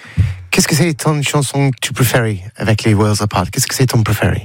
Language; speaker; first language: French; non-native, learner; English